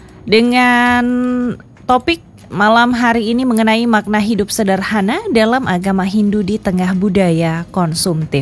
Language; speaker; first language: Indonesian; native; Indonesian